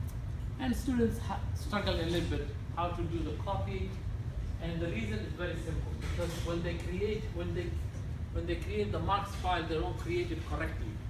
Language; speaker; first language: English; non-native, fluent; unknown